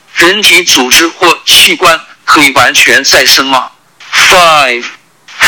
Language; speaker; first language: Chinese; native; Chinese